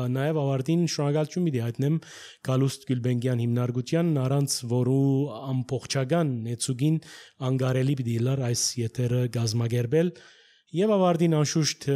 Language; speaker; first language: Armenian; early bilingual, heritage; Armenian